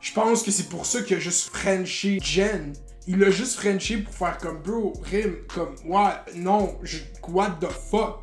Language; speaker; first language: French; native; French